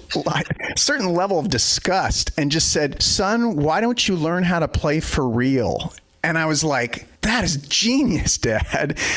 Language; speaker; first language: English; native; English